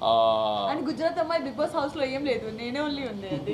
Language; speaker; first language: Telugu; non-native, local second language; Gujarati